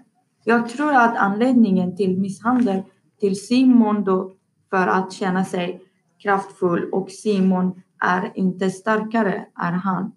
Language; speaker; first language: Swedish; non-native, learner; Persian